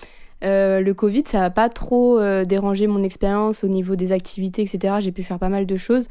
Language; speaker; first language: French; native; French